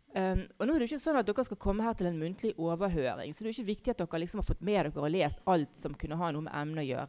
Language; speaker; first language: Norwegian; native; Norwegian